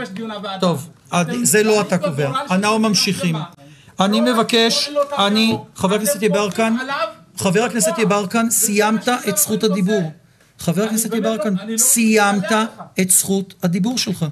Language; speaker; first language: Hebrew; native; Hebrew